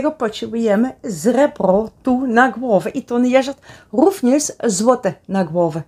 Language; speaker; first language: Polish; non-native, learner; Dutch